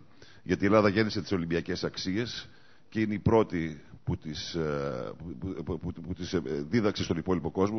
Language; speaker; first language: Greek; native; Greek